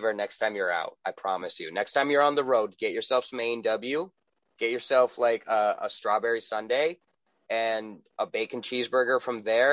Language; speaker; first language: English; native; English